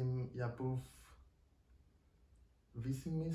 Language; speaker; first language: Ukrainian; non-native, learner; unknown